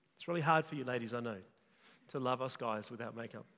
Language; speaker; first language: English; native; English